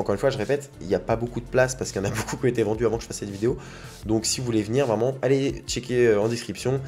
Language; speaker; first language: French; native; French